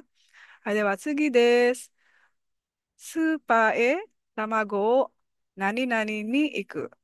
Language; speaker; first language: Japanese; non-native, fluent; Filipino